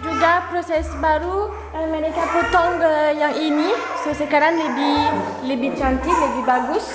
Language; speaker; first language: Indonesian; non-native, learner; French